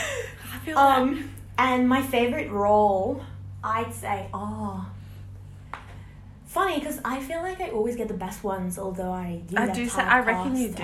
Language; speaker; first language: English; non-native, fluent; Hungarian